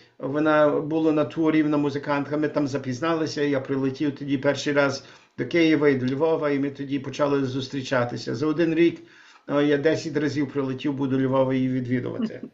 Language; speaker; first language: Ukrainian; early bilingual, heritage; Ukrainian